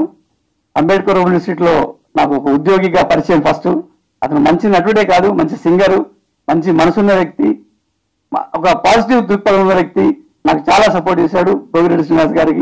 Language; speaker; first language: Telugu; native; Telugu